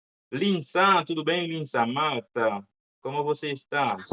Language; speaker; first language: Portuguese; non-native, learner; Haitian Creole